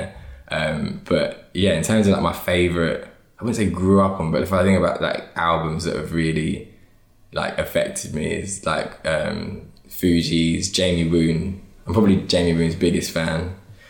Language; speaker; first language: English; native; English